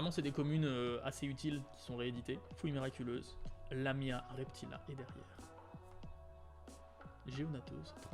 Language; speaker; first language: French; native; French